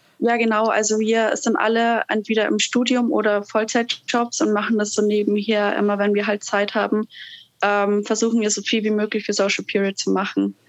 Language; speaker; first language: German; native; German